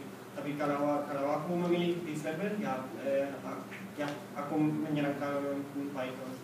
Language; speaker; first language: Indonesian; non-native, fluent; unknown